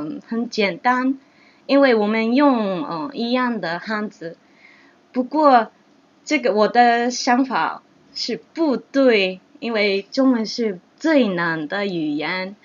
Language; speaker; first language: Chinese; non-native, learner; Japanese